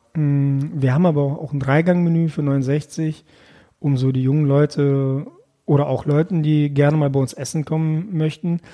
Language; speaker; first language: German; early bilingual, other home language; Russian